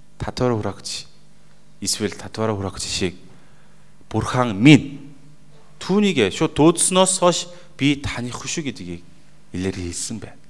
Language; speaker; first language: Mongolian; non-native, fluent; Korean